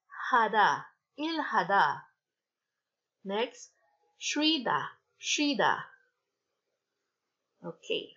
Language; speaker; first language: Korean; non-native, fluent; Filipino